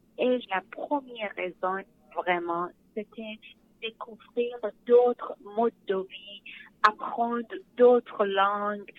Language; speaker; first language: French; non-native, learner; Persian